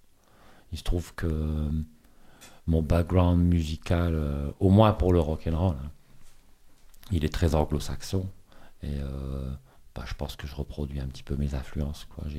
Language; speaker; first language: French; native; French